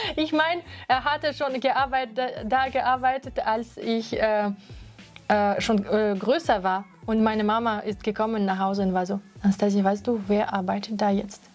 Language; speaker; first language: German; non-native, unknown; Russian